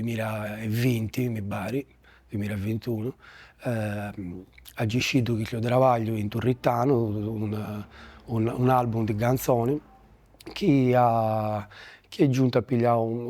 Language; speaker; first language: Italian; native; Italian